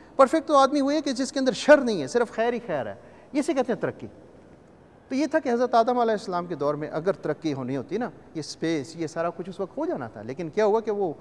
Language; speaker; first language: Urdu; non-native, local second language; Punjabi